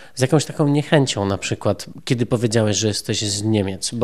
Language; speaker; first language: Polish; native; Polish